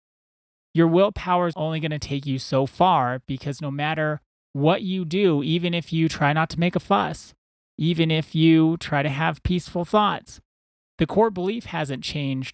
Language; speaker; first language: English; native; English